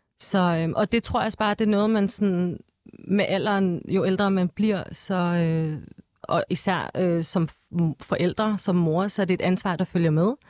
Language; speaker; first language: Danish; early bilingual, other home language; Turkish